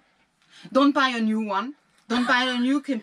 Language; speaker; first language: English; non-native, learner; French